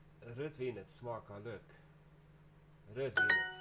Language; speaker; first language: Swedish; non-native, learner; English